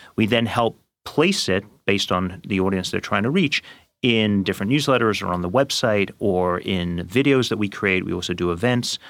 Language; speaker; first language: English; native; English